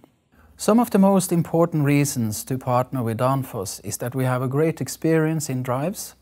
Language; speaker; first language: English; non-native, fluent; Norwegian